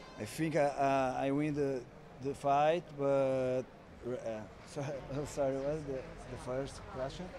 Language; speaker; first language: English; non-native, learner; Portuguese